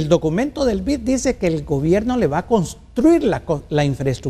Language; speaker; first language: Spanish; native; Spanish